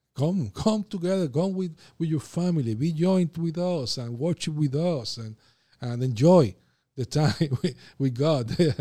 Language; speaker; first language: English; non-native, fluent; Spanish